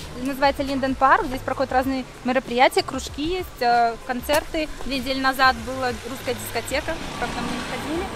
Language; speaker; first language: Russian; native; Russian